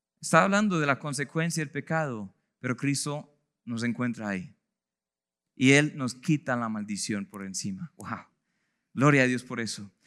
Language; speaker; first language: Spanish; non-native, fluent; English